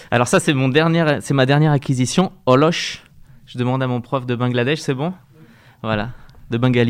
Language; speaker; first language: French; native; French